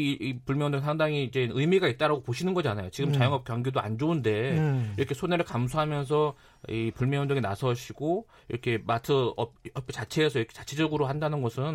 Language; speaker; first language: Korean; native; Korean